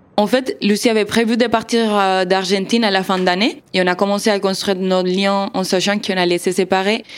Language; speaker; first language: French; non-native, fluent; Spanish